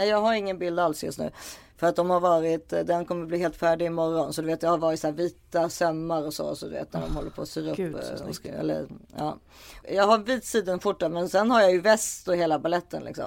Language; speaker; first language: Swedish; native; Swedish